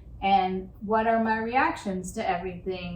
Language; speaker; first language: English; native; English